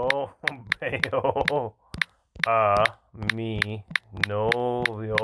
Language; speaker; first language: Spanish; non-native, learner; English